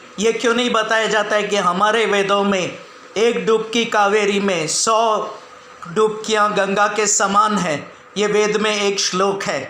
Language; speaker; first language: Hindi; non-native, local second language; Tamil